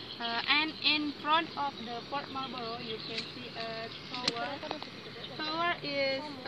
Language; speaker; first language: English; non-native, learner; Indonesian